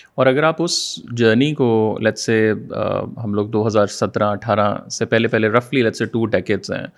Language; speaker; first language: Urdu; native; Urdu